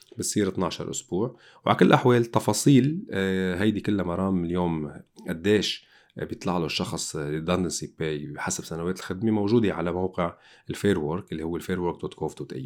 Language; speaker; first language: Arabic; native; Arabic